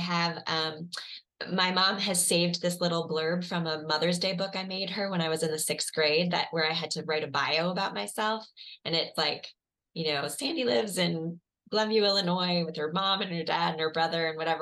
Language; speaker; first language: English; native; English